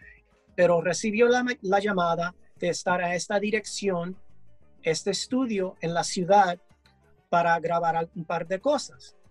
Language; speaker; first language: Spanish; early bilingual, heritage; English